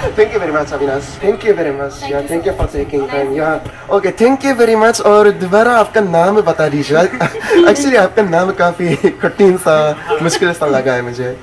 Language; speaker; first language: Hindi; non-native, fluent; Japanese